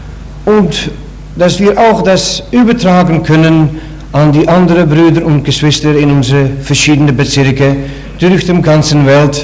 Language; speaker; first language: German; non-native, learner; Dutch